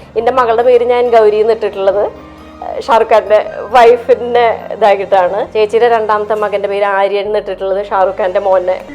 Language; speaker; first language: Malayalam; early bilingual, heritage; Malayalam